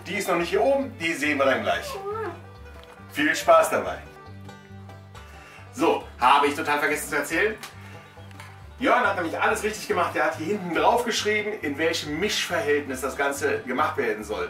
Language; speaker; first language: German; native; German